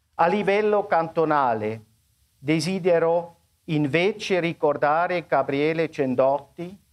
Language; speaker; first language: Italian; non-native, local second language; German